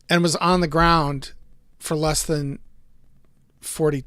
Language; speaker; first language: English; native; English